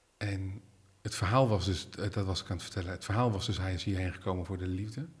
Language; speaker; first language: Dutch; native; Dutch